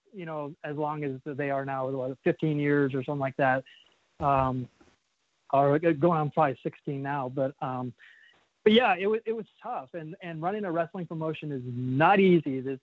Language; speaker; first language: English; native; English